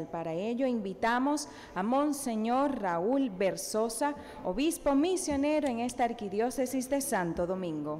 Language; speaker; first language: Spanish; native; Spanish